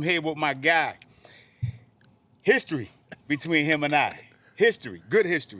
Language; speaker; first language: English; native; English